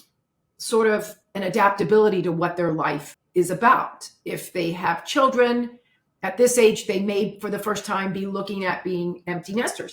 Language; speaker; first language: English; native; English